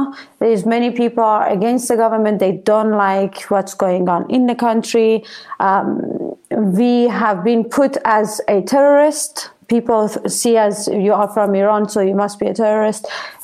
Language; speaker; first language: English; non-native, fluent; Persian